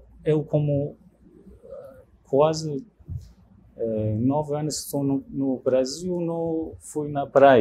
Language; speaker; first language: Portuguese; non-native, learner; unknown